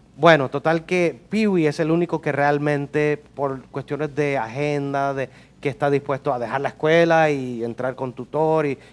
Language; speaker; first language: Spanish; early bilingual, heritage; Spanish